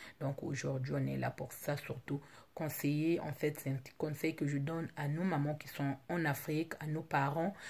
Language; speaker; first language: French; non-native, local second language; Lingala